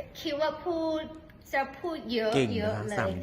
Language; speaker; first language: Thai; early bilingual, heritage; English